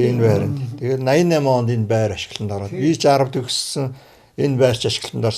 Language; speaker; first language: Mongolian; native; Mongolian